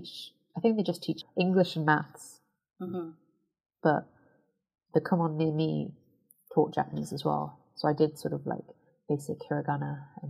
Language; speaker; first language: English; native; English